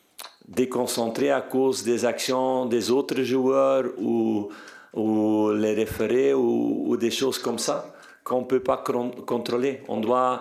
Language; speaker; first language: French; non-native, fluent; Dutch